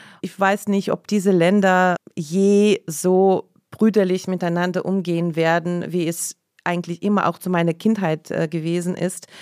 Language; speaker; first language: German; non-native, fluent; Russian